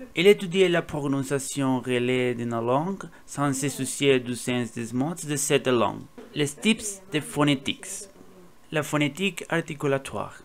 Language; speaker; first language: French; non-native, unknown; Spanish